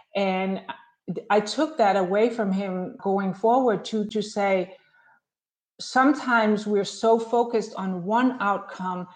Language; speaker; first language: English; non-native, fluent; Danish